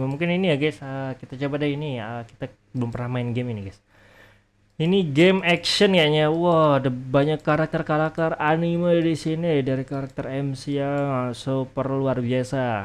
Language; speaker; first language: Indonesian; native; Indonesian